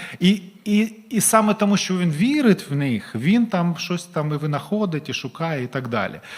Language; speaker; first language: Ukrainian; non-native, local second language; Russian